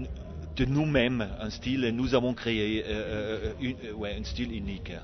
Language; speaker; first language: French; non-native, fluent; German